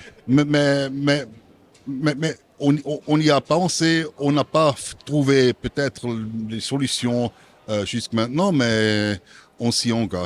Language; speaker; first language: French; non-native, local second language; German